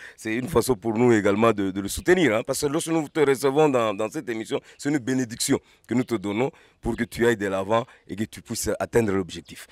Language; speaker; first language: French; non-native, local second language; Lingala